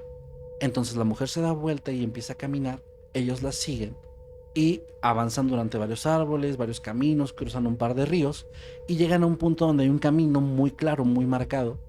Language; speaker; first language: Spanish; native; Spanish